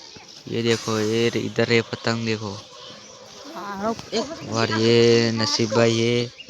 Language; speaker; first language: Hindi; non-native, local second language; Gujarati